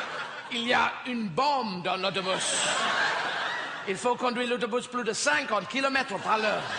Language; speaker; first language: French; non-native, learner; English